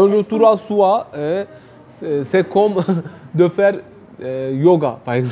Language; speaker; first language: French; non-native, fluent; Turkish